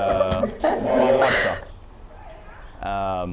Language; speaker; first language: French; non-native, local second language; English